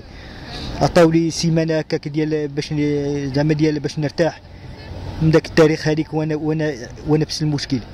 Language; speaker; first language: Arabic; native; Arabic